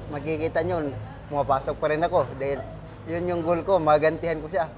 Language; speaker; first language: Filipino; native; Filipino